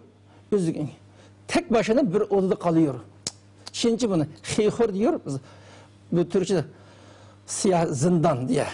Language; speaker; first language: Turkish; non-native, learner; Uyghur